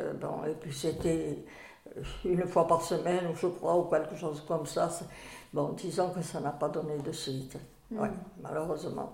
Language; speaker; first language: French; native; French